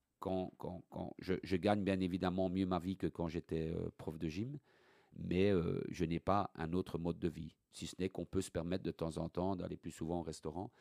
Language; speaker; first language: French; early bilingual, other home language; Italian